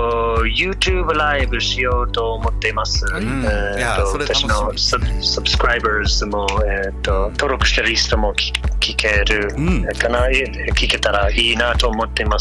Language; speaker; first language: Japanese; non-native, learner; English